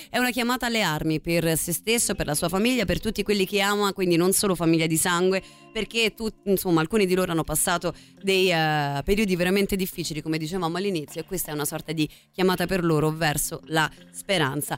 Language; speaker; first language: Italian; native; Italian